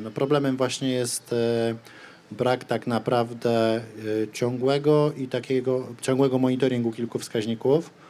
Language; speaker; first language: Polish; native; Polish